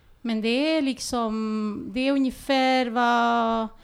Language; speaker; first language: Swedish; non-native, fluent; Spanish